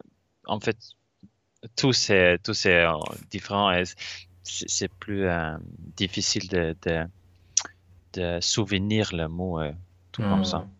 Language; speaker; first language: French; non-native, learner; Swedish